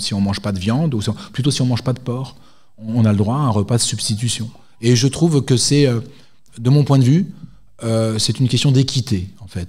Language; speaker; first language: French; native; French